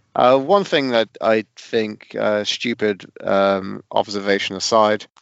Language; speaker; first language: English; native; English